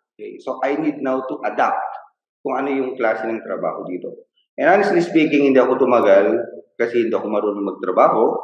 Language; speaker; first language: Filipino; non-native, local second language; Iloko